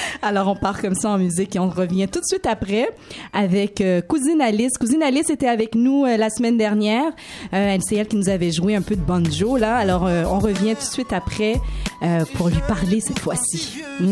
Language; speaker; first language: French; native; French